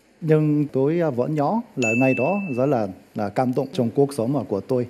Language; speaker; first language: Vietnamese; non-native, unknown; Korean